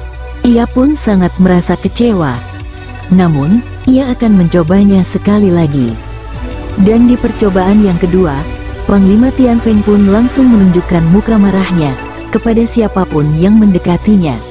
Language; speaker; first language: Indonesian; native; Indonesian